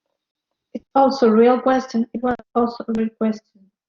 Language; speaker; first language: English; non-native, learner; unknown